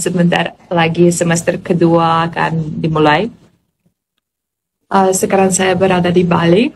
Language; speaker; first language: Indonesian; non-native, fluent; Polish